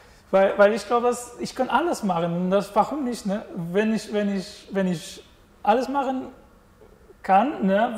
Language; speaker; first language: German; non-native, learner; Portuguese